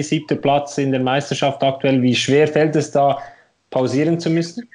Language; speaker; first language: German; native; German